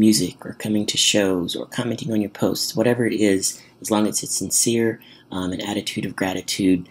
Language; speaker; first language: English; native; English